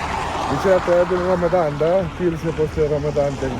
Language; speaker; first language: Russian; non-native, learner; Urdu